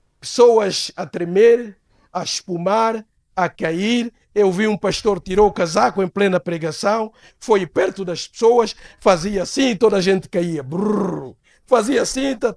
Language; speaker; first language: Portuguese; native; Portuguese